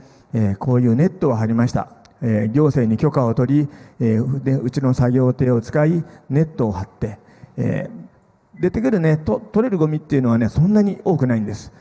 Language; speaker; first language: Japanese; native; Japanese